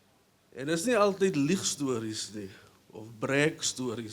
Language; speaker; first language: Afrikaans; native; Afrikaans